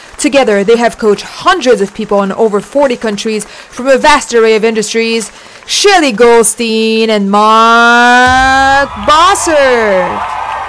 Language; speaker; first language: English; non-native, local second language; French